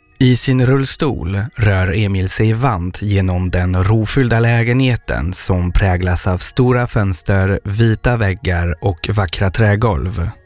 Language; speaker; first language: Swedish; non-native, fluent; French